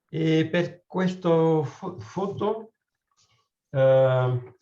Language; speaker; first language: Italian; non-native, learner; French